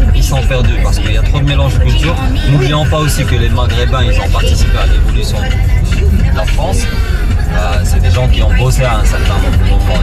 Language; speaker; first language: French; non-native, local second language; Arabic